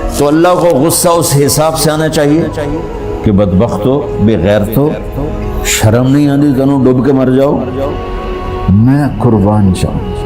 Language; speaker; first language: Urdu; non-native, local second language; Punjabi